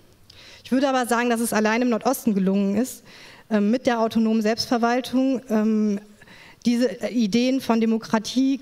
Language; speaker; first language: German; native; German